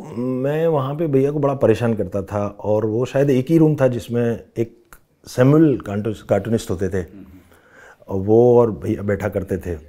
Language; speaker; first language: Hindi; non-native, local second language; Rajasthani